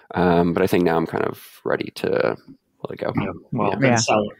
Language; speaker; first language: English; native; English